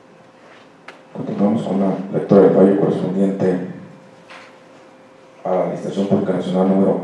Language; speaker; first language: Spanish; native; Spanish